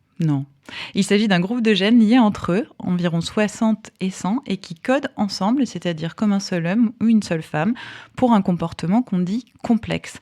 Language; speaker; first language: French; native; French